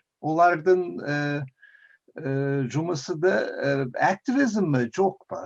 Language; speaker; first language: Kazakh; non-native, fluent; English